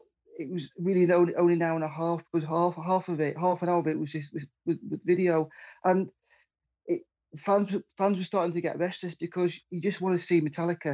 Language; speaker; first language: English; native; English